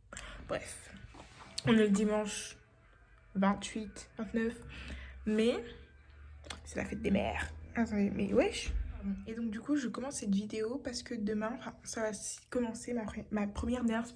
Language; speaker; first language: French; native; French